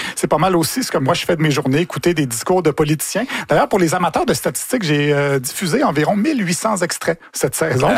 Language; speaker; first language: French; native; French